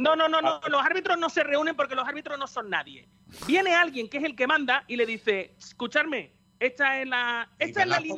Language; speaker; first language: Spanish; native; Spanish